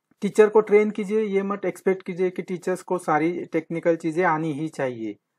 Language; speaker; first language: Hindi; non-native, local second language; Marathi